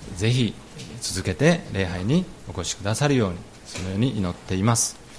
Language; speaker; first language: Japanese; native; Japanese